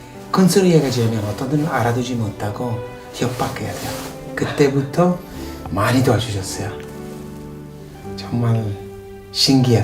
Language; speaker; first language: Korean; non-native, fluent; Italian